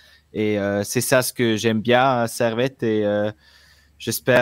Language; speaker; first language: French; non-native, local second language; German